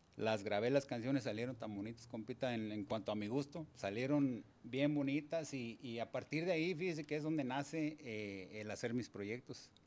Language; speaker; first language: Spanish; early bilingual, heritage; Spanish